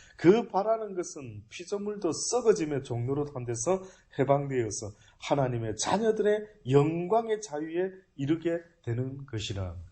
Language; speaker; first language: Korean; native; Korean